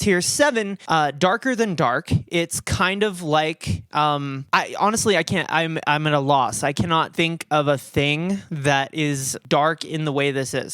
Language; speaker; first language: English; native; English